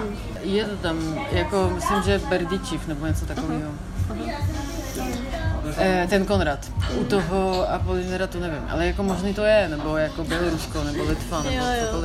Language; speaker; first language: Czech; early bilingual, heritage; Czech